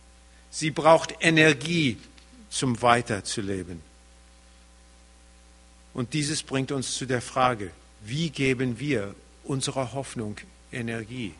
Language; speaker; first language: German; early bilingual, heritage; German